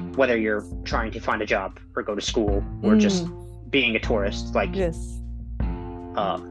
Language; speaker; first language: English; native; English